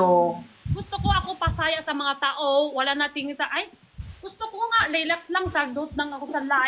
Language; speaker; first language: Filipino; non-native, learner; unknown